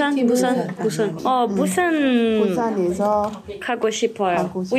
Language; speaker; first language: Korean; non-native, learner; French